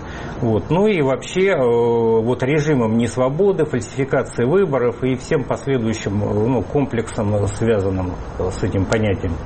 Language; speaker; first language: Russian; native; Russian